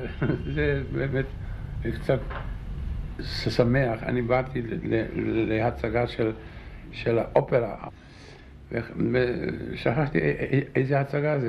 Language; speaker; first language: Hebrew; non-native, fluent; German